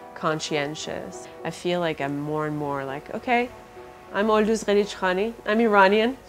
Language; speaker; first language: English; early bilingual, other home language; Persian